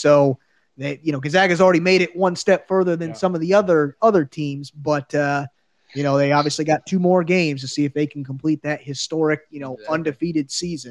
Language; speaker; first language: English; native; English